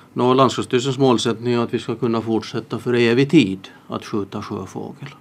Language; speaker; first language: Swedish; native; Swedish